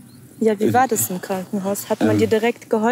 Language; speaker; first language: German; native; German